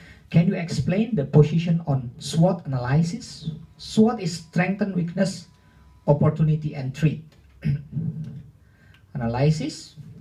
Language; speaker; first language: English; non-native, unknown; Indonesian